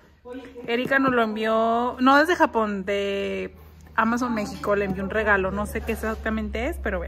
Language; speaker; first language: Spanish; native; Spanish